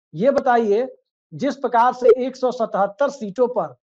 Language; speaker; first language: Hindi; native; Hindi